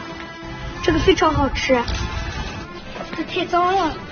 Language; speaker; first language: Chinese; non-native, local second language; Uyghur